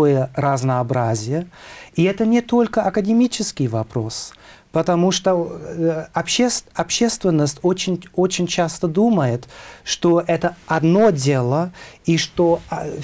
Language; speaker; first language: Russian; non-native, fluent; German